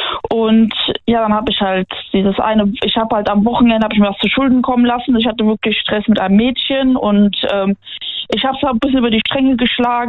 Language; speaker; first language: German; native; German